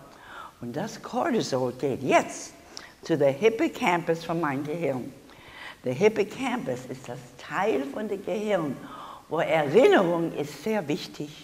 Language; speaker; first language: German; non-native, learner; English